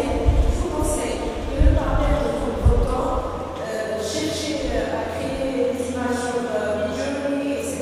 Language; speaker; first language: French; non-native, local second language; Arabic